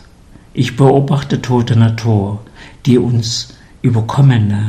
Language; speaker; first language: German; native; German